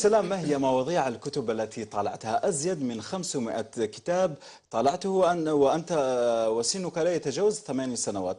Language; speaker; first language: Arabic; native; Arabic